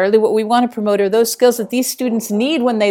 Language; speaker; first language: English; native; English